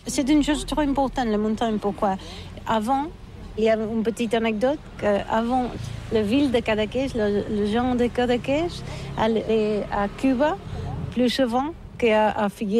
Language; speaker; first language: French; non-native, learner; Catalan